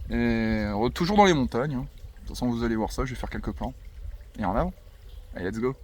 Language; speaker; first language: French; native; French